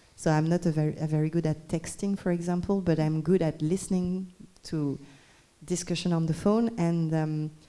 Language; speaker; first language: English; non-native, fluent; French